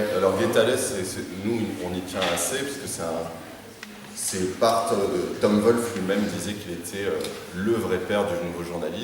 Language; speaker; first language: French; native; French